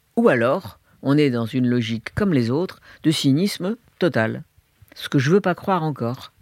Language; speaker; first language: French; native; French